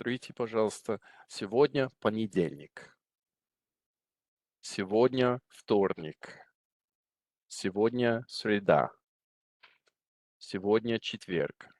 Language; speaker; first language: Russian; non-native, fluent; English